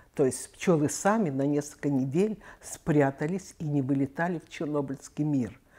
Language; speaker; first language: Russian; native; Russian